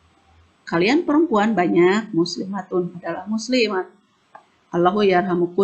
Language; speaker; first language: Indonesian; native; Indonesian